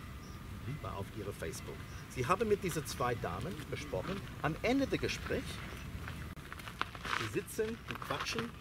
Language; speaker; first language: German; non-native, fluent; English